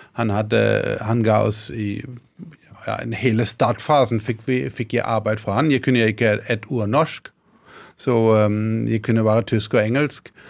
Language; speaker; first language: Norwegian; non-native, fluent; German